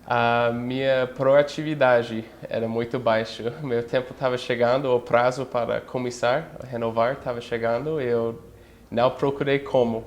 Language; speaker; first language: Portuguese; non-native, fluent; English